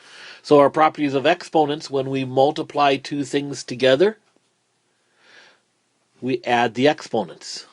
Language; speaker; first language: English; native; English